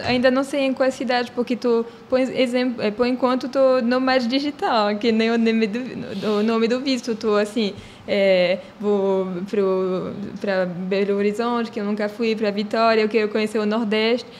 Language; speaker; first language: Portuguese; non-native, fluent; French